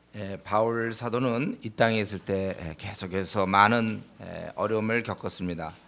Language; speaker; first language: Korean; native; Korean